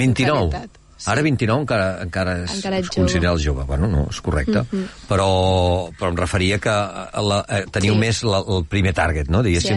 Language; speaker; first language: Catalan; native; Catalan